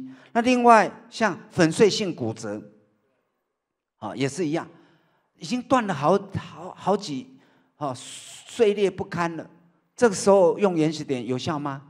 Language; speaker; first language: Chinese; native; Chinese